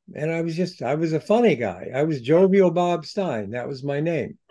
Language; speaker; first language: English; native; English